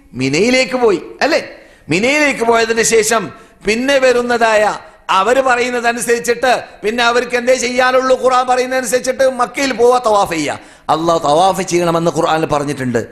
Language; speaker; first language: Malayalam; native; Malayalam